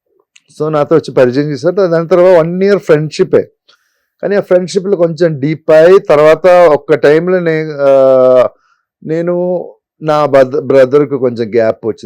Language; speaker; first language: Telugu; non-native, learner; Malayalam